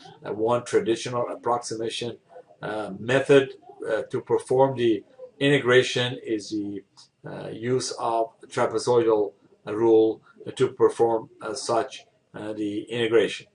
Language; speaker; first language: English; non-native, fluent; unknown